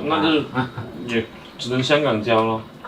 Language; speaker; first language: Chinese; native; Chinese